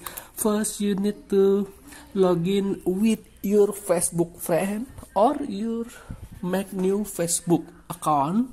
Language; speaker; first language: English; non-native, learner; Indonesian